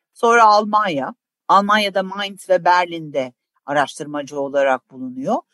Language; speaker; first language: Turkish; native; Turkish